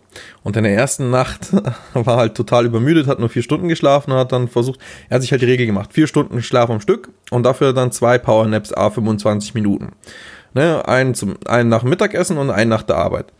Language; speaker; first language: German; native; German